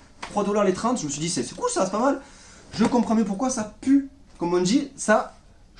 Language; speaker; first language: French; native; French